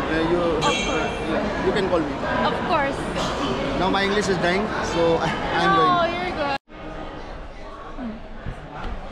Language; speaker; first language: English; non-native, learner; Korean